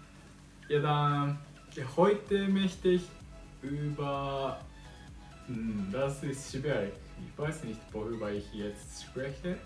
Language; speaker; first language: German; non-native, learner; Japanese